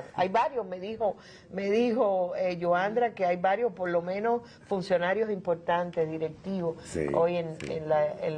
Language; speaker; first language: Spanish; native; Spanish